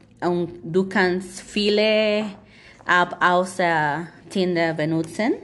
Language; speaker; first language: German; non-native, learner; Spanish